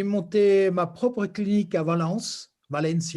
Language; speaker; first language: French; native; French